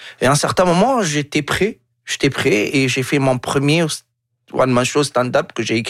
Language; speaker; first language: French; non-native, local second language; Arabic